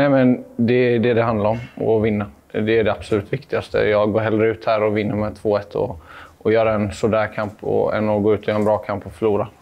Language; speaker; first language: Swedish; native; Swedish